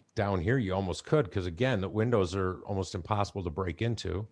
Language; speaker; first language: English; native; English